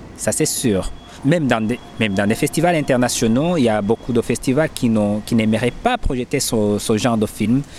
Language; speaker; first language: French; non-native, local second language; Rundi